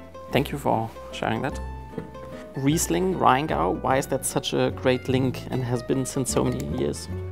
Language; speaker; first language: English; non-native, fluent; German